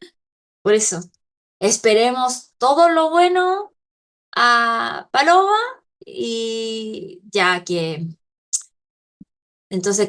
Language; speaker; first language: Spanish; non-native, fluent; Korean